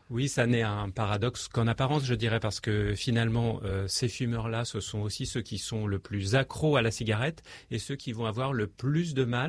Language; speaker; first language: French; native; French